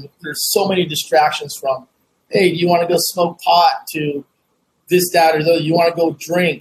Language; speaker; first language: English; native; English